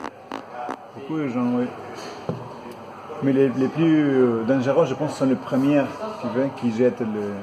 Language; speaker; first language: French; non-native, fluent; Spanish